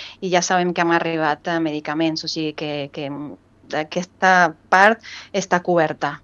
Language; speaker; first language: Catalan; non-native, fluent; Spanish